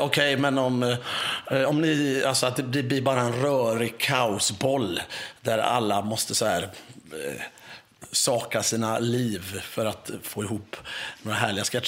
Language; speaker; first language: Swedish; native; Swedish